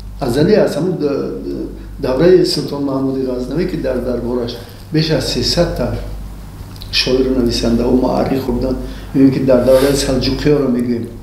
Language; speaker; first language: Tajik; native; Tajik